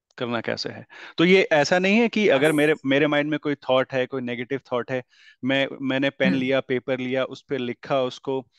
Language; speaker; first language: Hindi; native; Hindi